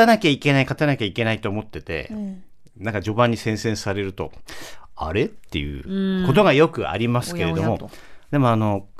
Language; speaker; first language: Japanese; native; Japanese